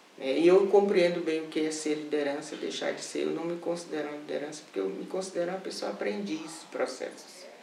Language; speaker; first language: Portuguese; native; Portuguese